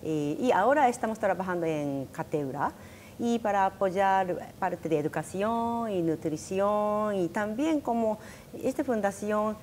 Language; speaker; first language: Spanish; non-native, learner; Japanese